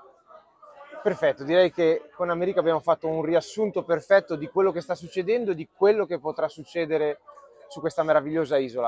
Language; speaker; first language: Italian; native; Italian